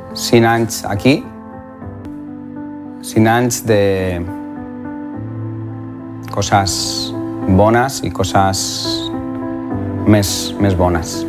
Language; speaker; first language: Catalan; non-native, learner; Spanish